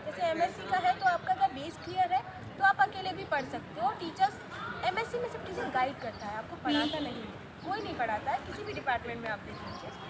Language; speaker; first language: Hindi; native; Hindi